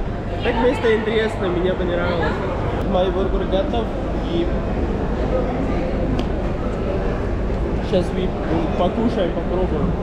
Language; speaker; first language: Russian; non-native, local second language; Kyrgyz